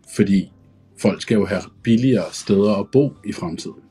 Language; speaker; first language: Danish; early bilingual, other home language; Arabic